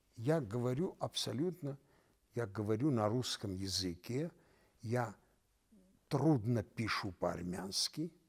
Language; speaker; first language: Russian; non-native, local second language; Armenian